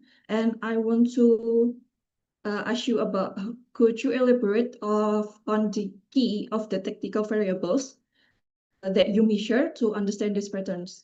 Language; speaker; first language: English; non-native, fluent; Indonesian